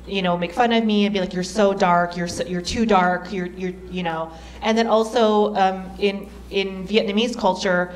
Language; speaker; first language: English; native; English